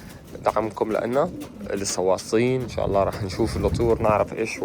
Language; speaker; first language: Arabic; native; Arabic